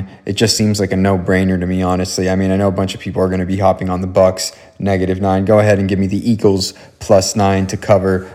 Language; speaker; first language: English; native; English